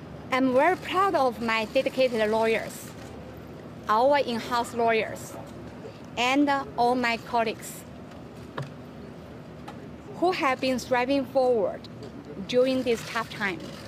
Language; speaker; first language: English; non-native, fluent; Chinese